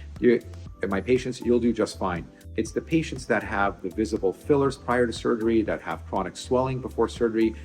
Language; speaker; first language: English; native; English